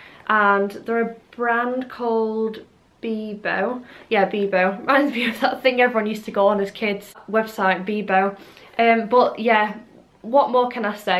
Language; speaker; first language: English; native; English